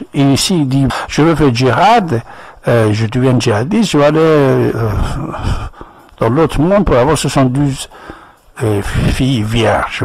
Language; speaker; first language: French; non-native, fluent; Persian